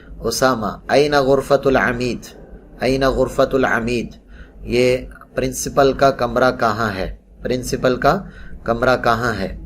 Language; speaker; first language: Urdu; non-native, local second language; Punjabi